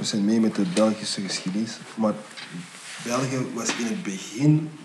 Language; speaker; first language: Dutch; early bilingual, other home language; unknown